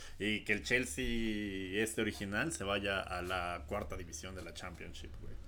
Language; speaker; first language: Spanish; native; Spanish